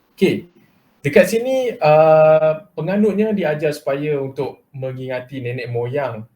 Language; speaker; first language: Malay; non-native, local second language; Chinese